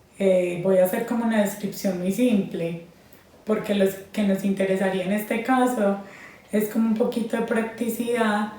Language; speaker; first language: Spanish; native; Spanish